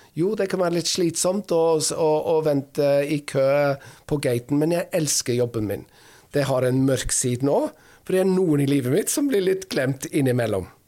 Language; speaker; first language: Norwegian; non-native, fluent; English